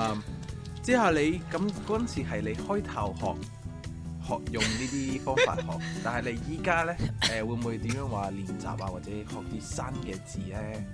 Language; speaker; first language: Cantonese; non-native, fluent; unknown